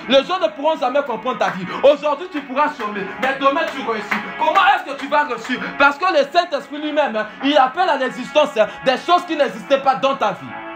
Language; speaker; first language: French; non-native, local second language; Swahili